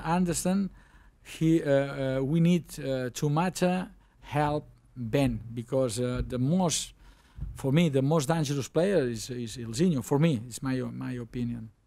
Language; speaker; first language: English; non-native, learner; Spanish